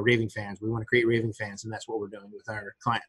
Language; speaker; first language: English; native; English